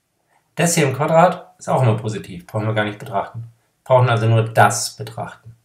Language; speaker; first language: German; native; German